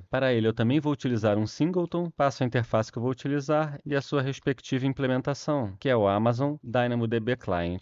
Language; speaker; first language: Portuguese; native; Portuguese